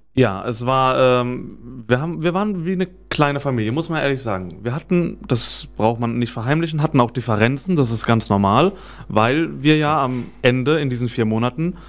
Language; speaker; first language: German; native; German